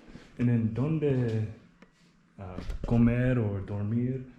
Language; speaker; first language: Spanish; non-native, learner; English